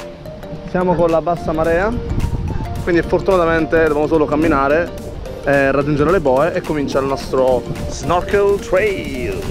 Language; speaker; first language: Italian; native; Italian